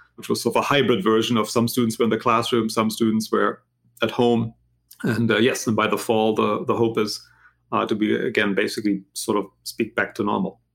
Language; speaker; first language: English; non-native, fluent; German